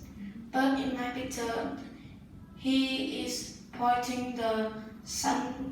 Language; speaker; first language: English; non-native, learner; Vietnamese